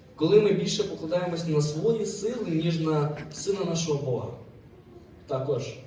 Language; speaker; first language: Ukrainian; native; Ukrainian